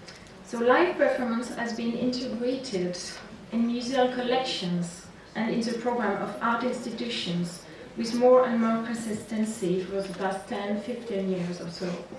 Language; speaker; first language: English; non-native, fluent; French